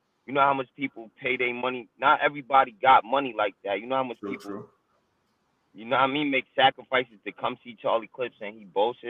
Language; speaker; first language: English; native; English